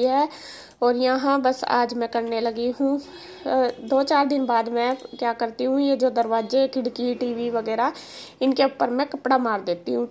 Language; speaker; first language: Hindi; native; Hindi